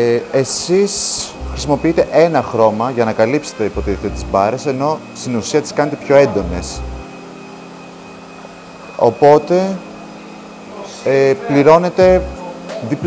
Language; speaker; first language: Greek; native; Greek